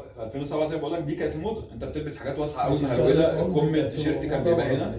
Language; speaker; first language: Arabic; native; Arabic